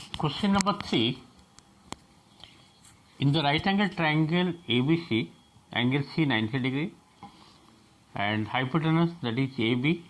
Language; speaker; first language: English; non-native, local second language; Bangla